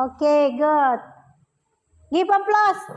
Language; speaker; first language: English; non-native, learner; Indonesian